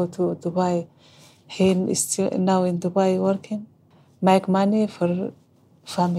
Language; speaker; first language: English; non-native, learner; Hazaragi